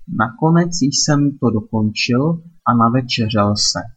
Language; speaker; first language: Czech; non-native, learner; German